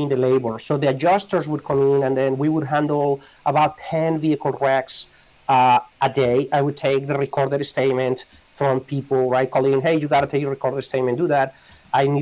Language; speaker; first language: English; non-native, fluent; Spanish